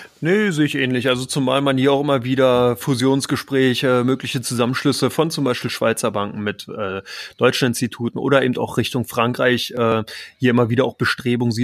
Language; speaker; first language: German; native; German